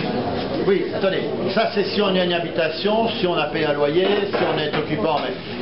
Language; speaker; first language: French; native; French